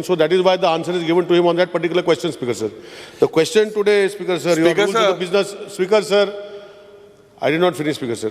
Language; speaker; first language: English; non-native, local second language; Konkani